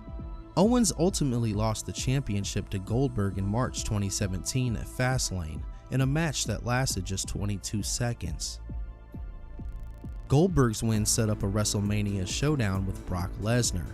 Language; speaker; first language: English; native; English